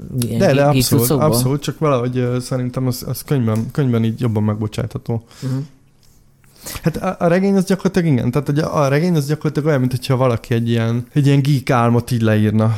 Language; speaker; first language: Hungarian; native; Hungarian